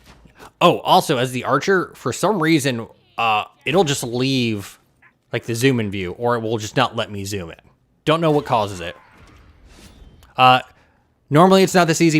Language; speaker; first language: English; native; English